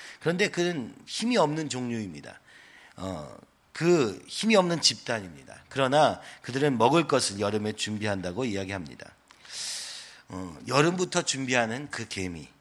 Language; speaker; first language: Korean; native; Korean